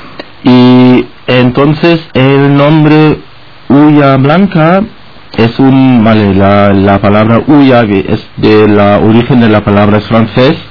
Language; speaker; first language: Spanish; non-native, fluent; German